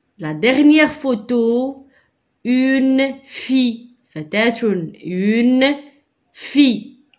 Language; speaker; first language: French; non-native, local second language; Arabic